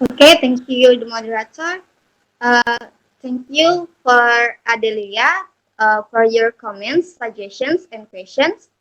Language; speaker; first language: English; non-native, learner; Indonesian